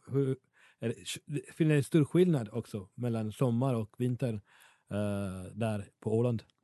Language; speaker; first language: Swedish; non-native, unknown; Italian